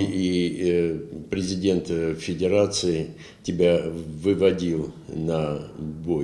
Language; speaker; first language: Russian; native; Russian